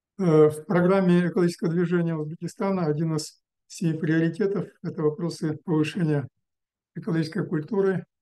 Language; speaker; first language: Russian; non-native, local second language; Uzbek